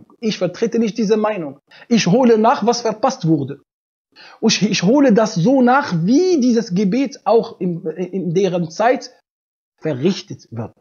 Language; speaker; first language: German; non-native, fluent; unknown